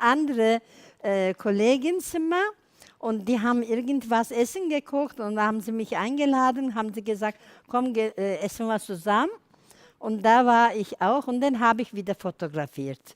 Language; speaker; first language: German; non-native, learner; Turkish